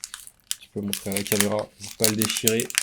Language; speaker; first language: French; native; French